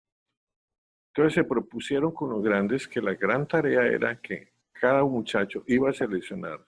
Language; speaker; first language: Spanish; native; Spanish